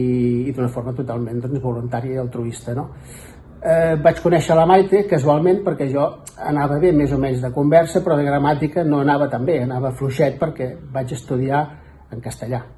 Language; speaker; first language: Catalan; native; Catalan